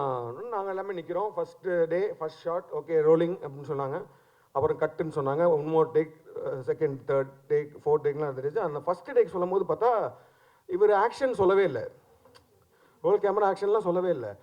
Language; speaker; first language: Tamil; native; Tamil